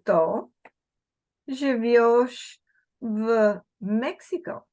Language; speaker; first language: Russian; non-native, fluent; English